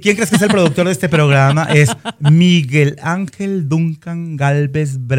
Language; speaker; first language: Spanish; native; Spanish